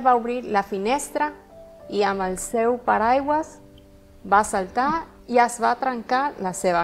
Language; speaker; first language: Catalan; non-native, learner; Spanish